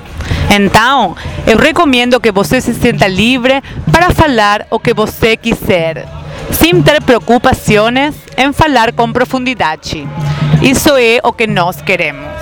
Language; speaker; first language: Portuguese; non-native, fluent; Spanish